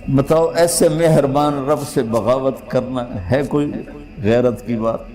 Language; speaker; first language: Urdu; non-native, local second language; Punjabi